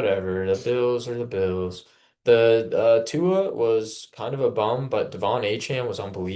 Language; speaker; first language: English; native; English